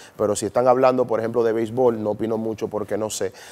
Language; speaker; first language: Spanish; native; Spanish